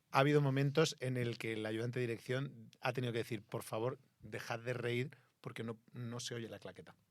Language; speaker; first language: Spanish; native; Spanish